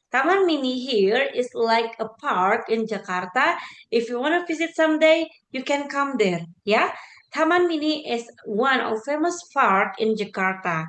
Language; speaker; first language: English; non-native, fluent; Indonesian